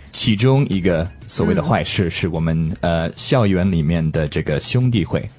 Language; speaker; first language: Chinese; non-native, fluent; English